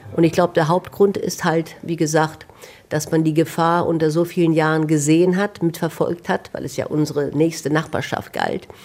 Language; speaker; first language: German; native; German